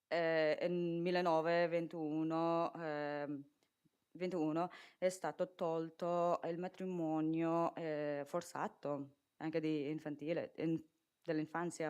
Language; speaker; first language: Italian; non-native, fluent; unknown